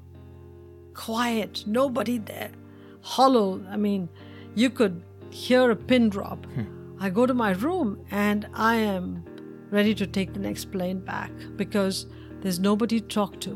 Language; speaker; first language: English; non-native, local second language; Tamil